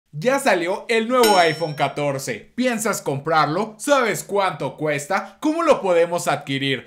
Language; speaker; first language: Spanish; native; Spanish